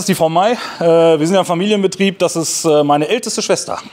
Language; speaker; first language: German; native; German